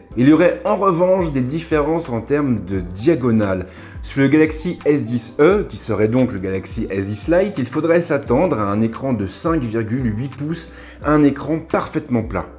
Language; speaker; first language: French; native; French